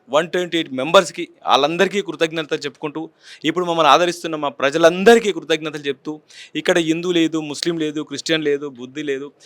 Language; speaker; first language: Telugu; native; Telugu